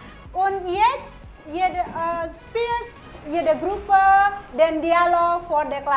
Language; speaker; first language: German; non-native, fluent; Indonesian